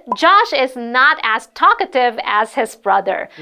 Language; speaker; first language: English; non-native, fluent; Chinese